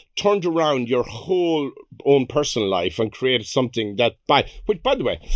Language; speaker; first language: English; native; English